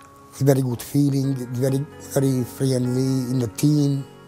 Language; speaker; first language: English; non-native, learner; Hungarian